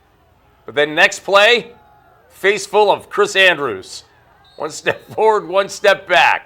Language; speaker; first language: English; native; English